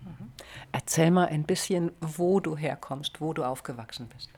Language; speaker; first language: German; early bilingual, other home language; Kurdish